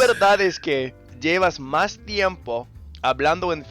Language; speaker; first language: Spanish; non-native, fluent; English